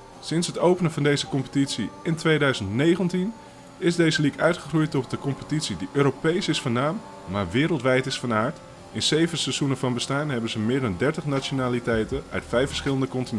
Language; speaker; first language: Dutch; native; Dutch